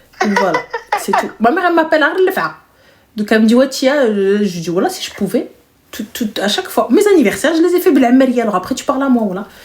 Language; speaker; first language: French; early bilingual, other home language; Arabic